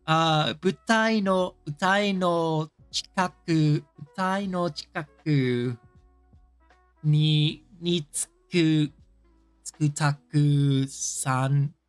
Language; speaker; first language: Japanese; non-native, learner; English